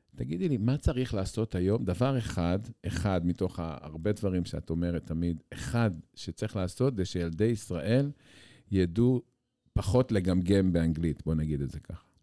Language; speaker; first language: Hebrew; native; Hebrew